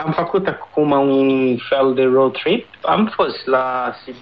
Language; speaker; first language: Romanian; non-native, learner; Portuguese